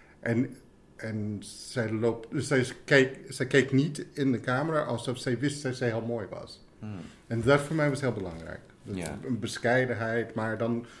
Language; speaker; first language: Dutch; non-native, fluent; English